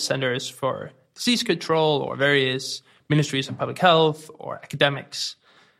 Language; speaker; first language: English; non-native, fluent; Danish